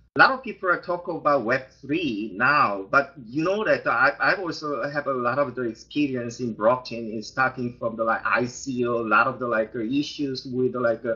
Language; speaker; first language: English; non-native, fluent; Korean